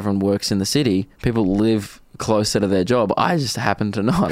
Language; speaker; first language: English; native; English